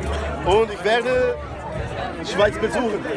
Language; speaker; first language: German; non-native, fluent; Portuguese